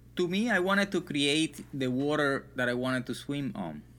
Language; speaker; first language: English; non-native, fluent; Spanish